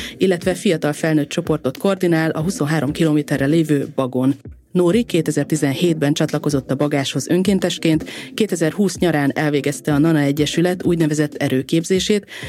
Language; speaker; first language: Hungarian; native; Hungarian